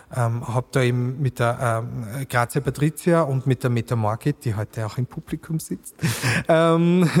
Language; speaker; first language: German; native; German